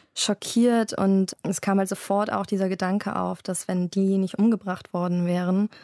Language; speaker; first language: German; native; German